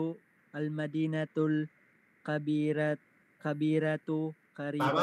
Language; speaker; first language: Arabic; non-native, learner; Filipino